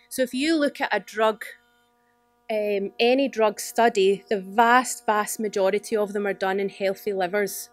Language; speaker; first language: English; native; English